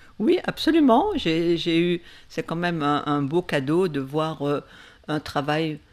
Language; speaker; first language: French; native; French